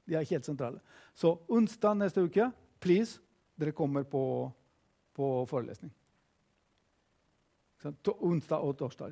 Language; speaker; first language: Norwegian; non-native, fluent; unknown